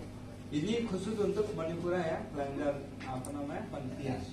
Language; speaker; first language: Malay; non-native, fluent; Bangla